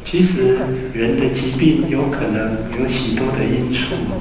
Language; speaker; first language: Chinese; native; Chinese